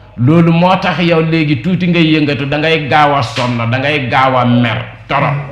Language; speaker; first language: Wolof; non-native, local second language; Jola-Fonyi